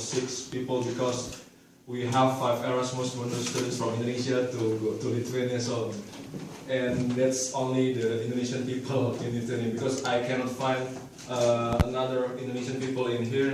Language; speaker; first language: English; non-native, learner; Indonesian